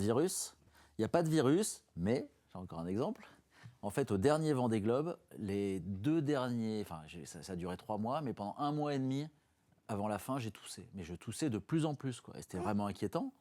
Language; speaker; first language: French; native; French